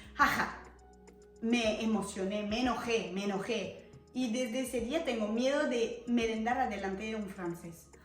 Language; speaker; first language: Spanish; non-native, fluent; French